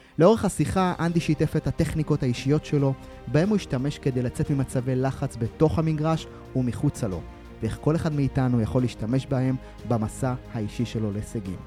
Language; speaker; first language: Hebrew; native; Hebrew